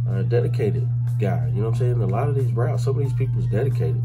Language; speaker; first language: English; native; English